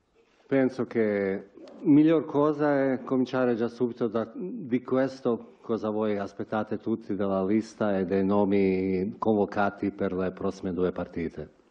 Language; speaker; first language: Italian; non-native, fluent; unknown